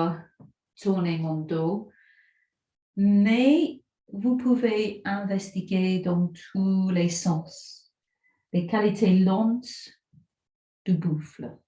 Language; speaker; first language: French; non-native, fluent; English